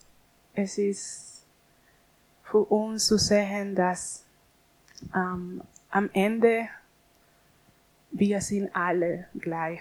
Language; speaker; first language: German; non-native, learner; Spanish